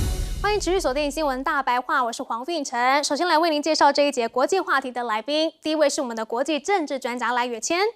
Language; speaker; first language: Chinese; native; Chinese